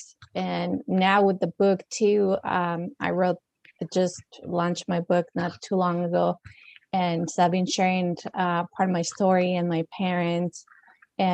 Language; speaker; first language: English; non-native, fluent; Spanish